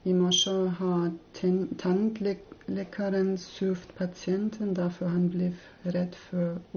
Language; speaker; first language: Swedish; non-native, learner; German